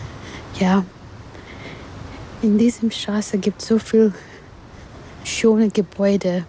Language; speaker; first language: German; non-native, learner; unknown